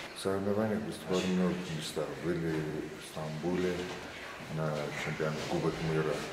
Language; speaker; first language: Russian; non-native, local second language; Armenian